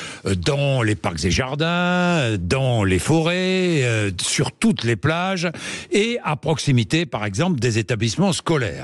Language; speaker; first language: French; native; French